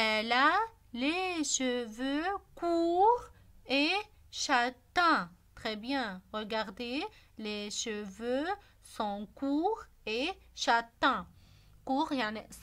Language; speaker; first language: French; non-native, local second language; Arabic